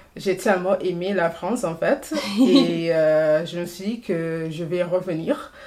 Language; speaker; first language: French; non-native, fluent; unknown